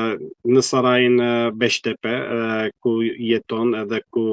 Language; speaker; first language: Albanian; non-native, fluent; Turkish